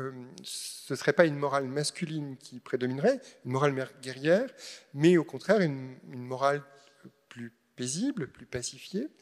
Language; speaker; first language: French; native; French